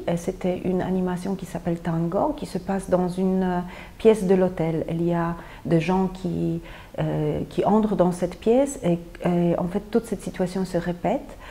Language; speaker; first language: French; non-native, fluent; Polish